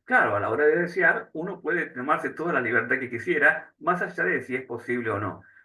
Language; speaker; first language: Spanish; native; Spanish